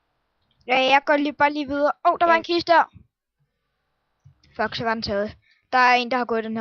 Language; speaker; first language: Danish; native; Danish